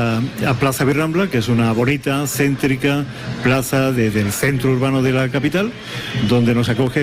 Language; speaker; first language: Spanish; native; Spanish